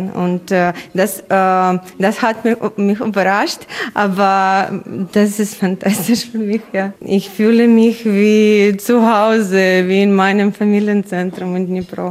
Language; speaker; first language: German; non-native, learner; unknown